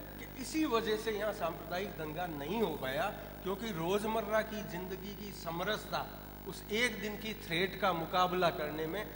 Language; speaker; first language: Hindi; non-native, local second language; Rajasthani